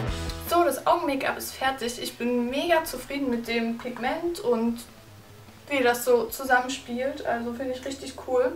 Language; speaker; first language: German; native; German